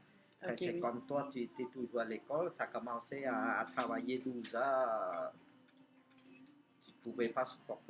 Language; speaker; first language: French; non-native, fluent; Khmer